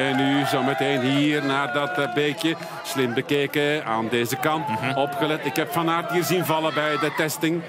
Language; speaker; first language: Dutch; native; Dutch